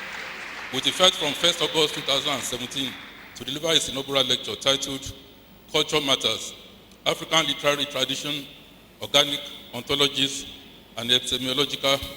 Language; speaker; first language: English; non-native, local second language; Yoruba